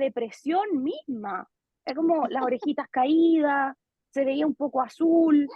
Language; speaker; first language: Spanish; native; Spanish